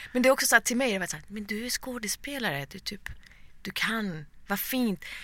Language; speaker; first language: Swedish; early bilingual, other home language; Persian